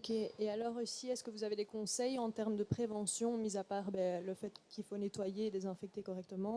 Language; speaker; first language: French; native; French